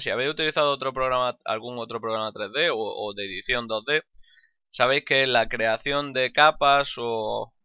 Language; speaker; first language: Spanish; native; Spanish